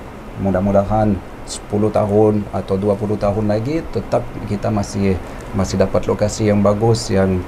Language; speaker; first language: Indonesian; non-native, fluent; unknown